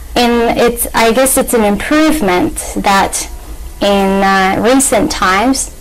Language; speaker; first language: English; native; English